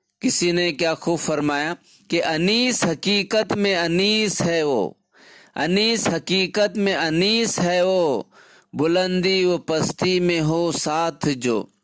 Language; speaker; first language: Urdu; native; Urdu